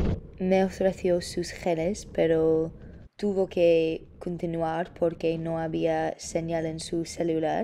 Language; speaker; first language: Spanish; non-native, fluent; English